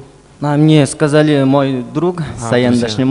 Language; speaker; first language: Russian; non-native, local second language; Buriat